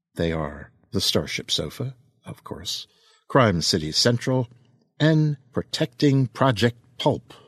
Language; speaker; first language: English; native; English